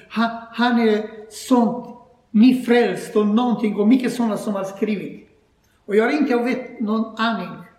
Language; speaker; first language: Swedish; non-native, learner; Croatian